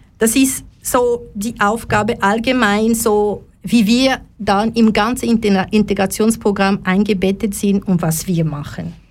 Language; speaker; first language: German; non-native, fluent; Lingala